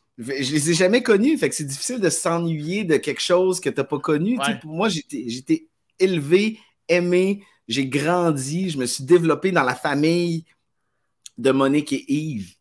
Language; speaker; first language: French; native; French